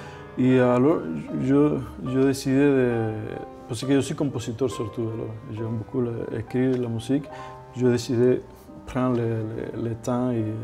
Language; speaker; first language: French; non-native, fluent; Spanish